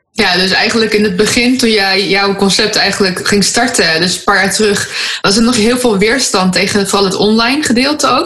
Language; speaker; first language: Dutch; native; Dutch